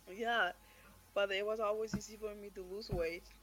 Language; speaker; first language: English; non-native, fluent; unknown